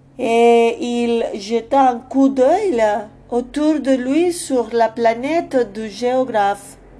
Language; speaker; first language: French; non-native, fluent; Spanish